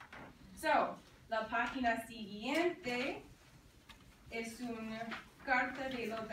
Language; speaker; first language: Spanish; non-native, fluent; English